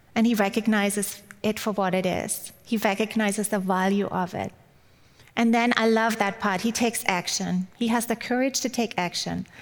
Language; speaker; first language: English; non-native, fluent; German